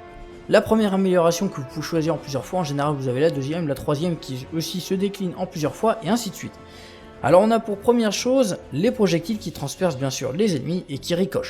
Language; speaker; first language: French; native; French